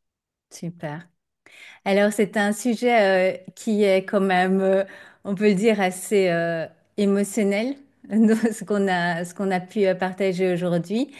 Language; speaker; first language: French; native; French